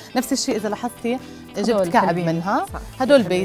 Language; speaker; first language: Arabic; native; Arabic